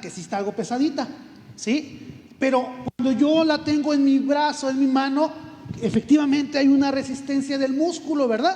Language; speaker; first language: Spanish; native; Spanish